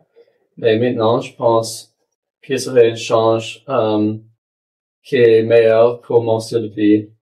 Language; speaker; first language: French; non-native, local second language; English